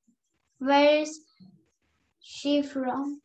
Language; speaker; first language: English; non-native, learner; Turkish